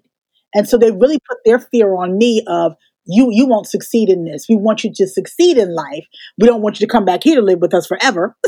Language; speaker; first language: English; native; English